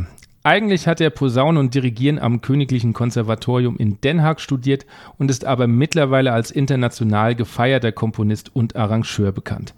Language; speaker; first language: German; native; German